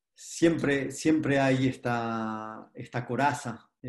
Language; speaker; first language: Spanish; native; Spanish